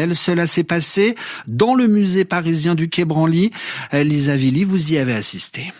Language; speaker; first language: French; native; French